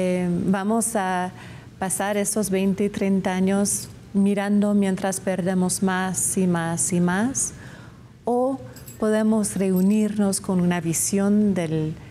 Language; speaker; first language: Spanish; non-native, fluent; English